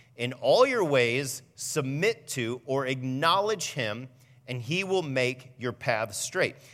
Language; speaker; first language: English; native; English